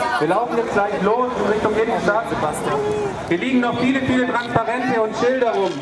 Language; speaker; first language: German; native; German